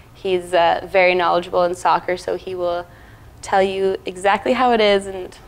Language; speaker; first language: English; native; English